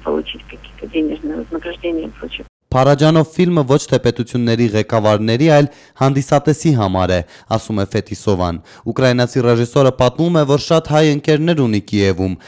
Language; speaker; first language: Armenian; native; Armenian